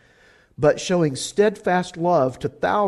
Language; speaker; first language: English; native; English